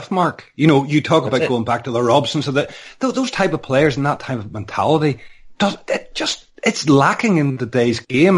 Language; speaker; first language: English; native; English